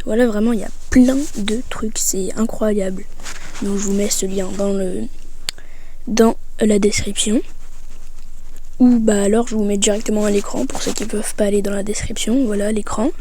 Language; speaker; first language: French; native; French